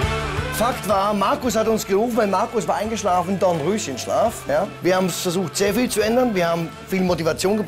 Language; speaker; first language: German; native; German